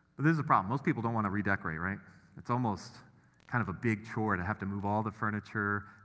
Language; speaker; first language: English; native; English